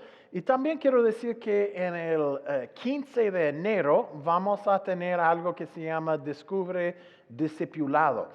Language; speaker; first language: Spanish; non-native, fluent; English